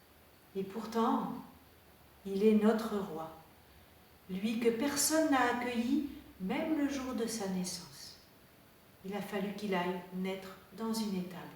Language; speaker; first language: French; native; French